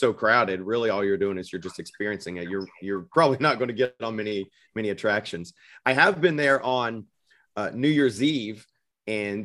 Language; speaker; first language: English; native; English